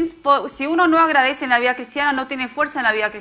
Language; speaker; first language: Spanish; native; Spanish